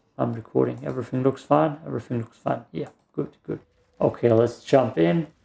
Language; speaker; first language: English; non-native, fluent; German